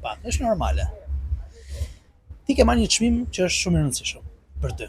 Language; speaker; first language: Albanian; native; Albanian